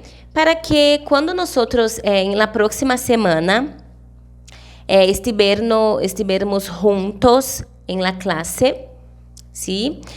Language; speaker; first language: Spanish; non-native, fluent; Portuguese